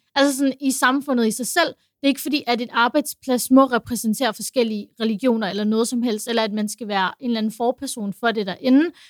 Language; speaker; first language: Danish; early bilingual, other home language; Urdu